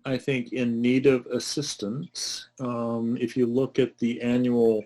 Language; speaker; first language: English; native; English